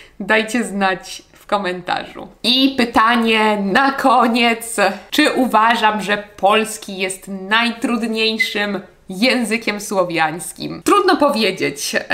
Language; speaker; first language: Polish; native; Polish